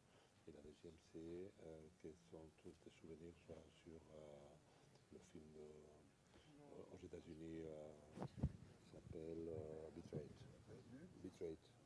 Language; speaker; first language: French; non-native, fluent; Catalan